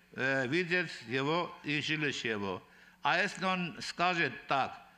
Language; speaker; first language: Russian; non-native, local second language; Armenian